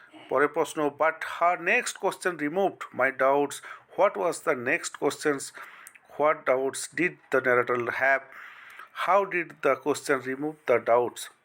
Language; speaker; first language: English; non-native, local second language; Bangla